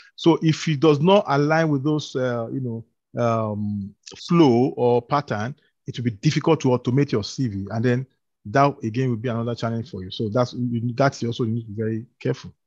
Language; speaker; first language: English; non-native, local second language; Yoruba